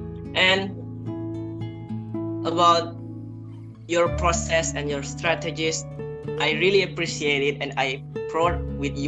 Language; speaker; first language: English; non-native, fluent; Indonesian